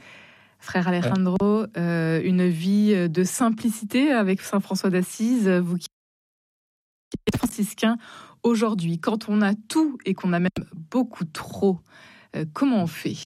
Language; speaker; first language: French; native; French